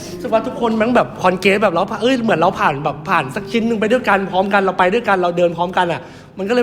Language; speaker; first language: Thai; native; Thai